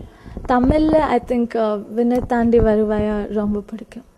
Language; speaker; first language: Tamil; non-native, learner; Kannada